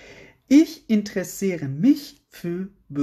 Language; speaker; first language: German; non-native, fluent; Persian